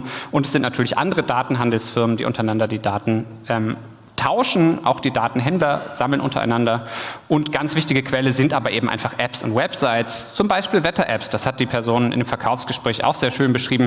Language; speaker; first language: German; native; German